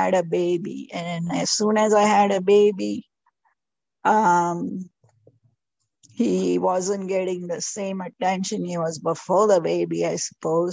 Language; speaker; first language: English; non-native, local second language; Marathi